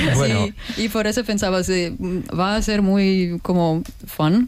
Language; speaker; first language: Spanish; non-native, learner; Russian